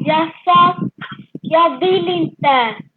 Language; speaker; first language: Swedish; early bilingual, other home language; French